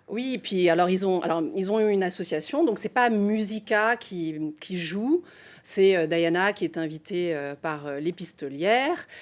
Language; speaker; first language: French; non-native, fluent; English